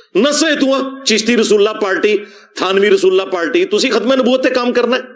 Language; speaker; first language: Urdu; non-native, local second language; Punjabi